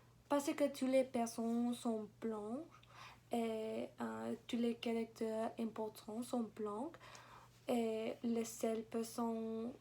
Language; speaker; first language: French; non-native, learner; English